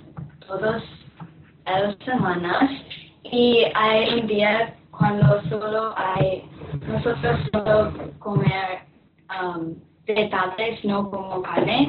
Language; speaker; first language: Spanish; non-native, learner; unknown